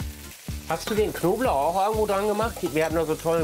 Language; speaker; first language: German; native; German